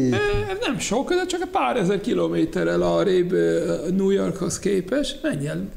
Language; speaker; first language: Hungarian; non-native, fluent; English